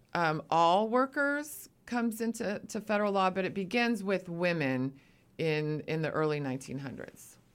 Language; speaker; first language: English; native; English